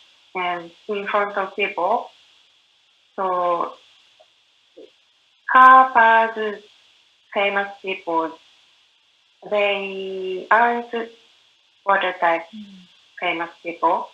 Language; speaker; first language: English; non-native, learner; Japanese